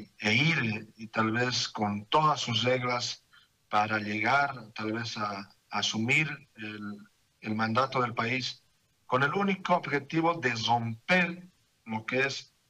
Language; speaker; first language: Spanish; native; Spanish